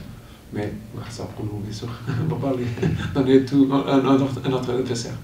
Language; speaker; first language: French; non-native, learner; Portuguese